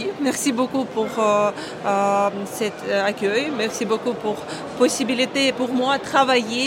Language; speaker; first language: French; non-native, learner; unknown